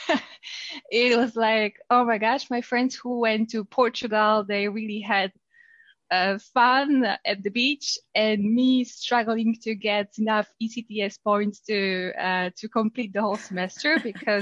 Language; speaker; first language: English; non-native, fluent; Polish